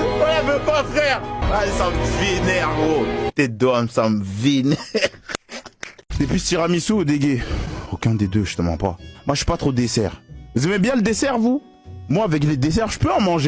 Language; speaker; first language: French; native; French